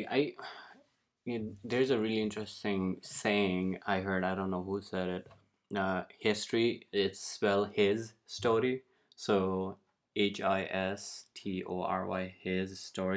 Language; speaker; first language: English; non-native, local second language; Nepali